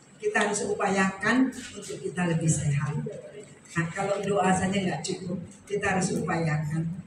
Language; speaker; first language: Indonesian; native; Indonesian